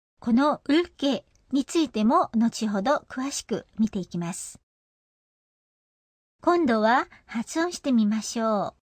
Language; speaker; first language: Japanese; non-native, fluent; Korean